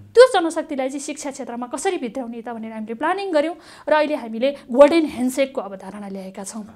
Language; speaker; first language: Nepali; native; Nepali